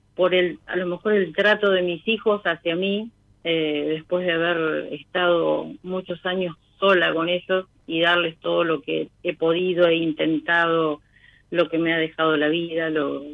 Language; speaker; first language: Spanish; native; Spanish